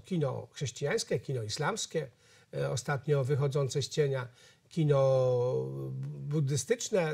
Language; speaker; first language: Polish; native; Polish